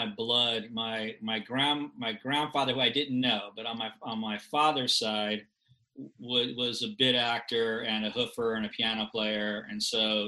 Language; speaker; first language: English; native; English